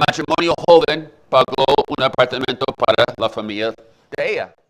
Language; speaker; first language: Spanish; native; Spanish